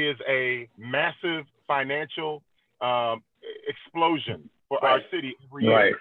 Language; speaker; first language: English; native; English